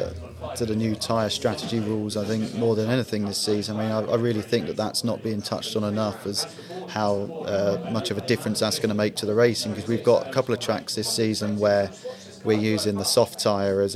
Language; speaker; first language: English; native; English